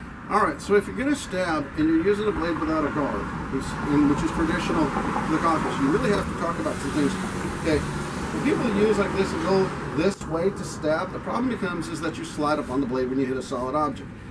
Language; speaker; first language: English; native; English